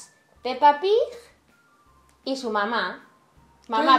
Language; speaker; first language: Spanish; native; Spanish